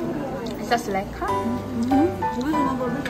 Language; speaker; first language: German; non-native, learner; Korean